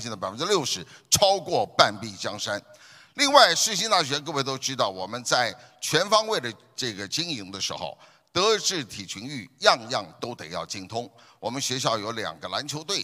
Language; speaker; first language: Chinese; native; Chinese